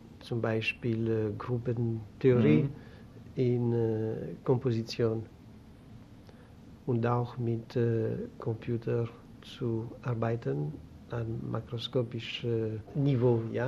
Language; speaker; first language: German; non-native, learner; Greek